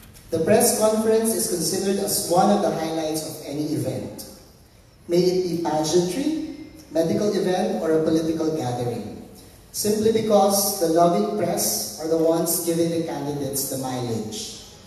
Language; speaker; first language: English; non-native, local second language; Filipino